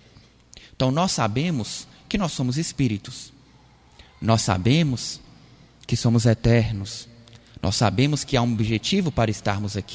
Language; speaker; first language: Portuguese; native; Portuguese